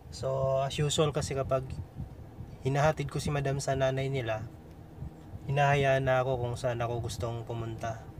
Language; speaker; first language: Filipino; non-native, local second language; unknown